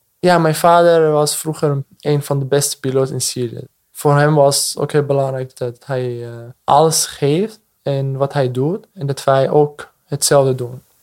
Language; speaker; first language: Dutch; non-native, fluent; Arabic